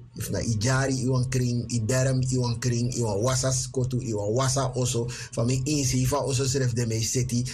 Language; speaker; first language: Dutch; native; Dutch